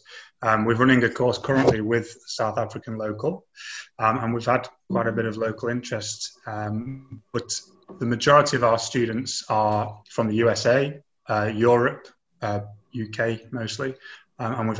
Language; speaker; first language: English; native; English